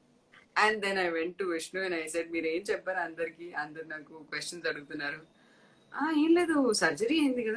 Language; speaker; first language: Telugu; non-native, fluent; Tamil